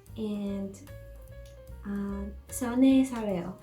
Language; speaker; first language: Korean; non-native, learner; English